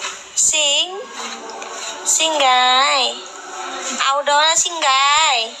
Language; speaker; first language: Vietnamese; non-native, learner; Javanese